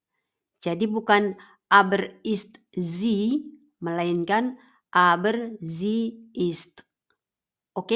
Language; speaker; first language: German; non-native, fluent; Indonesian